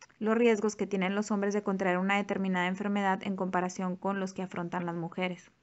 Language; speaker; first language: Spanish; native; Spanish